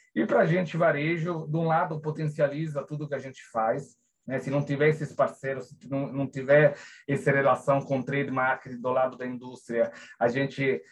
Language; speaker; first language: Portuguese; non-native, fluent; Italian